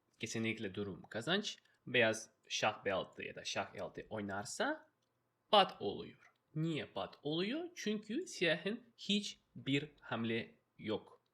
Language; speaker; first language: Turkish; non-native, fluent; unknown